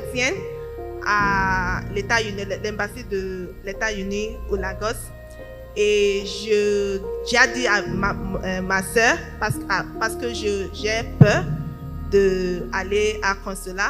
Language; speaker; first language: French; non-native, learner; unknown